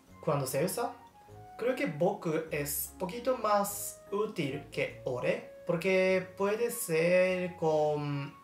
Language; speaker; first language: Spanish; non-native, learner; Japanese